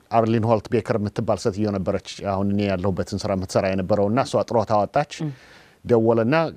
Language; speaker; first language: Amharic; native; Amharic